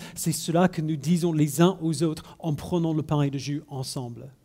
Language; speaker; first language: French; non-native, fluent; English